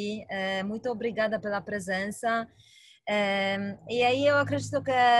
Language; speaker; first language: Portuguese; non-native, fluent; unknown